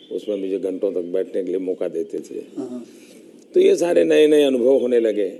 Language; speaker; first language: Hindi; non-native, local second language; Gujarati